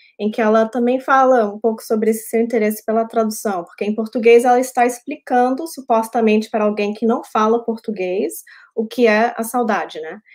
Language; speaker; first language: Portuguese; early bilingual, heritage; Portuguese